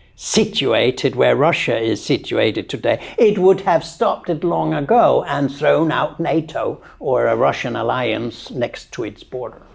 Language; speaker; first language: English; non-native, fluent; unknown